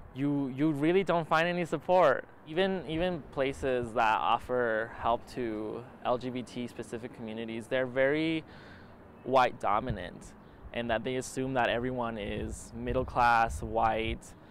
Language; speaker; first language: English; early bilingual, other home language; Spanish